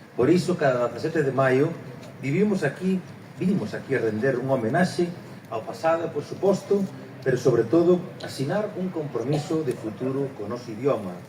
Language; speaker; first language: Galician; native; Galician